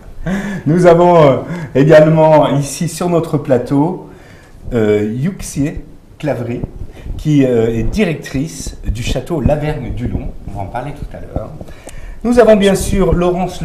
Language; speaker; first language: French; native; French